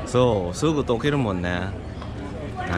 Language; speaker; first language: Japanese; non-native, learner; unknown